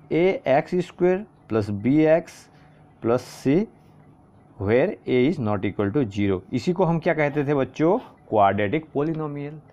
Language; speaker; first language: Hindi; non-native, local second language; Assamese